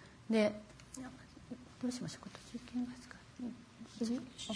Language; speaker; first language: Japanese; native; Japanese